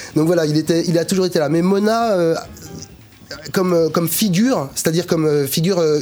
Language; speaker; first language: French; native; French